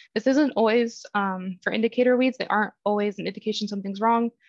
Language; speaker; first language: English; native; English